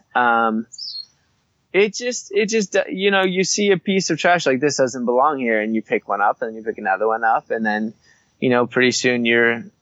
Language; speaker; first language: English; native; English